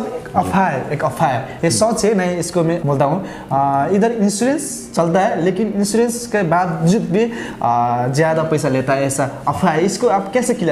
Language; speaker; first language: Hindi; non-native, learner; Nepali